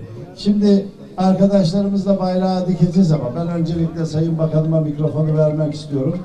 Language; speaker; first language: Turkish; native; Turkish